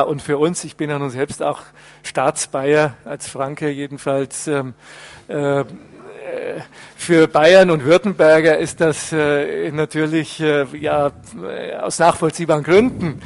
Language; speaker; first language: German; native; German